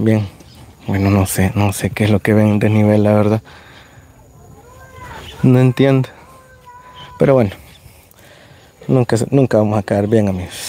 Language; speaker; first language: Spanish; native; Spanish